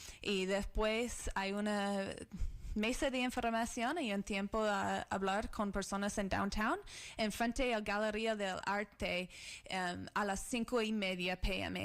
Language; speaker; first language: Spanish; non-native, learner; English